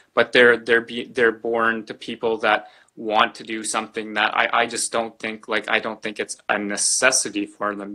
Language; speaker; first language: English; native; English